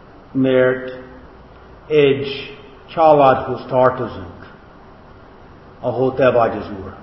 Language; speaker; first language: Hungarian; non-native, fluent; English